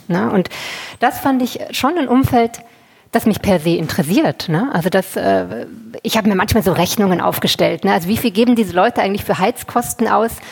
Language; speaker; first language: German; native; German